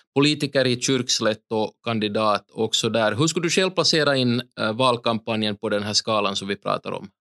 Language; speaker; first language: Swedish; native; Swedish